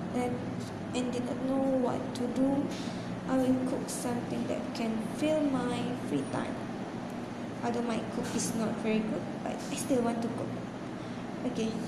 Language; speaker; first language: English; non-native, local second language; Malay